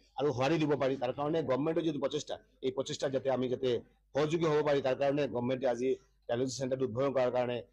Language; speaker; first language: Assamese; non-native, local second language; Bangla